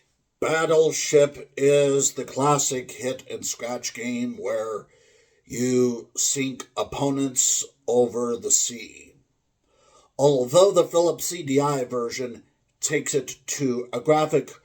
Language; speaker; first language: English; native; English